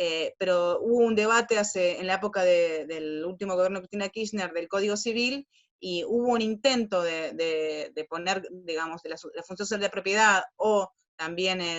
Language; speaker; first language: Spanish; native; Spanish